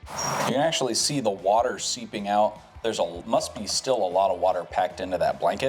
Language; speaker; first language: English; native; English